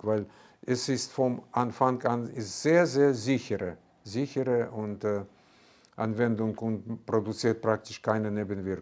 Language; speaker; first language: German; non-native, fluent; Russian